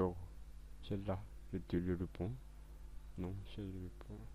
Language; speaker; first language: French; non-native, local second language; Malagasy